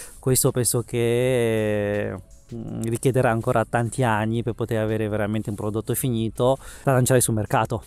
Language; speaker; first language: Italian; early bilingual, other home language; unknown